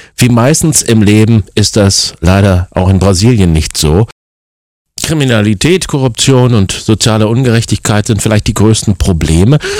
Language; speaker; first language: German; native; German